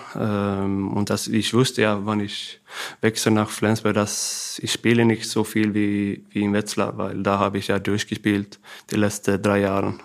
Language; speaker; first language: German; non-native, fluent; Swedish